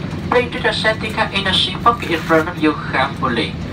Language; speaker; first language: English; non-native, learner; Vietnamese